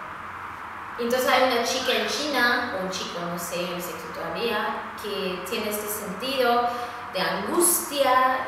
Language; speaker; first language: Spanish; non-native, fluent; Swedish